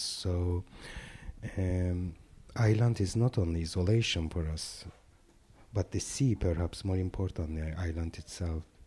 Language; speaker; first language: English; non-native, fluent; Turkish